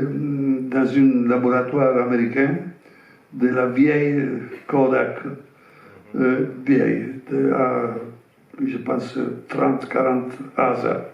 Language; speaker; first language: French; non-native, fluent; Italian